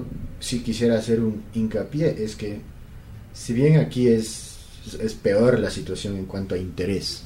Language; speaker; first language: Spanish; native; Spanish